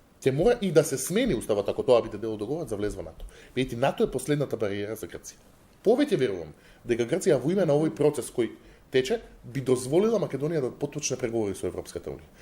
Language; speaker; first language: Macedonian; non-native, local second language; Albanian